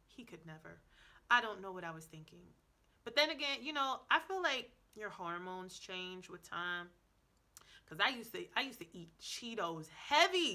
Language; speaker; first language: English; native; English